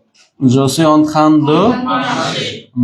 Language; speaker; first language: French; non-native, fluent; Bangla